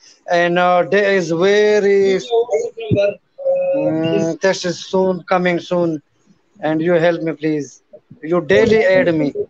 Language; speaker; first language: English; non-native, learner; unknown